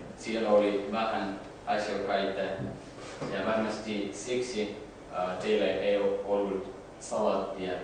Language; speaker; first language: Finnish; non-native, learner; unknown